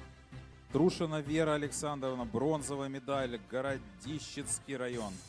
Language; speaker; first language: Russian; native; Russian